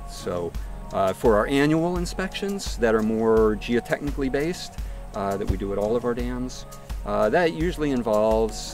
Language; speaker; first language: English; native; English